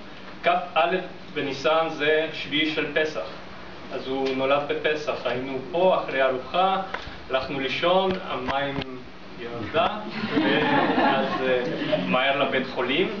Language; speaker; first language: Hebrew; non-native, fluent; English